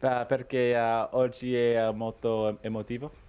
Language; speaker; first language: Italian; early bilingual, heritage; Italian